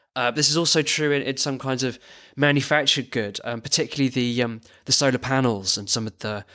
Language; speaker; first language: English; native; English